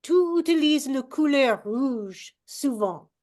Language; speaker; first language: French; non-native, learner; English